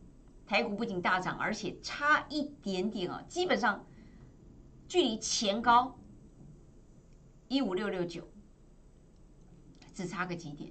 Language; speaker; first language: Chinese; native; Chinese